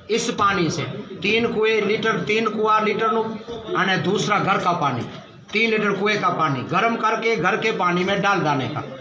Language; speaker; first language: Hindi; non-native, local second language; Gujarati